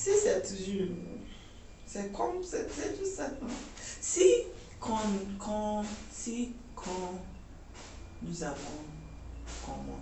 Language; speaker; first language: French; non-native, learner; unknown